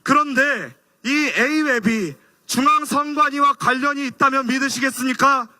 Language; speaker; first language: Korean; native; Korean